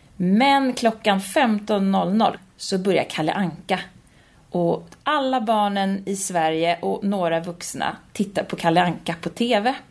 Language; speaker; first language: Swedish; native; Swedish